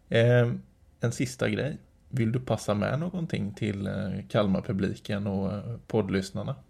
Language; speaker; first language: Swedish; native; Swedish